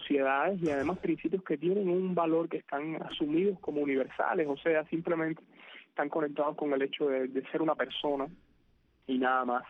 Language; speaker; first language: Spanish; native; Spanish